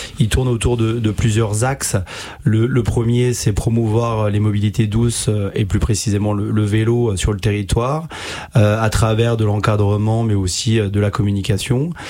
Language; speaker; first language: French; native; French